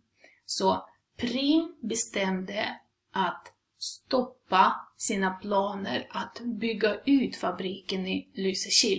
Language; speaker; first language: Swedish; non-native, fluent; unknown